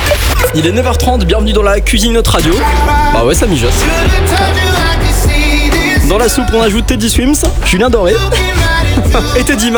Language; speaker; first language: French; native; French